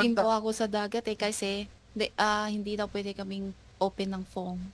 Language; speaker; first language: Filipino; non-native, learner; Chinese